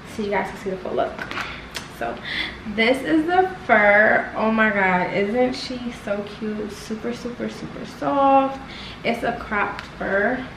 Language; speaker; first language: English; native; English